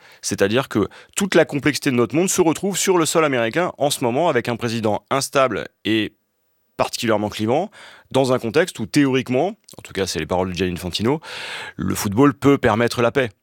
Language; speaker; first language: French; native; French